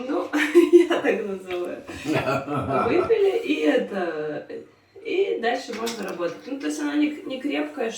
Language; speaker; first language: Russian; non-native, fluent; Ukrainian